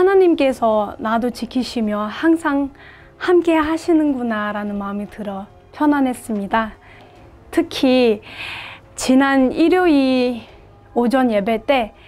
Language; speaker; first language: Korean; non-native, fluent; Burmese